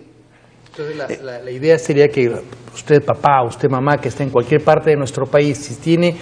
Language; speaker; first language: Spanish; native; Spanish